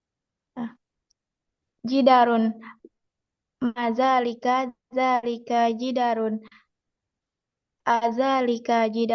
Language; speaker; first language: Arabic; non-native, learner; Indonesian